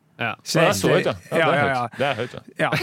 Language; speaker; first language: Norwegian; native; Norwegian